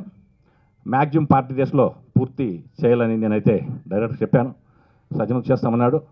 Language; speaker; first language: Telugu; native; Telugu